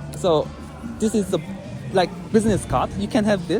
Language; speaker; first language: English; non-native, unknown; Korean